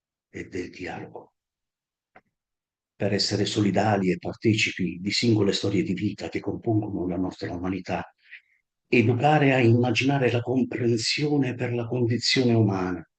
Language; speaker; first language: Italian; native; Italian